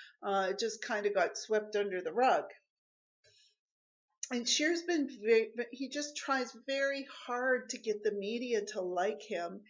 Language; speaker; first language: English; native; English